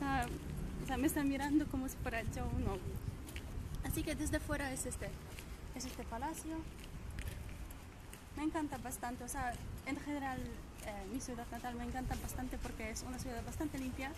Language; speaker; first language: Spanish; non-native, fluent; Polish